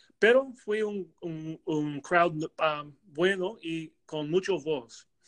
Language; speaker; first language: Spanish; non-native, learner; English